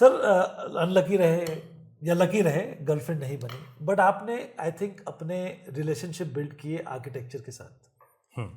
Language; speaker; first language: Hindi; native; Hindi